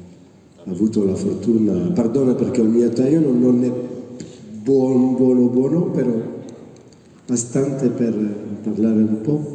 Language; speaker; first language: Italian; non-native, learner; French